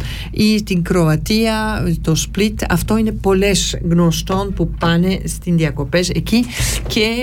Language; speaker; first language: Greek; early bilingual, heritage; Greek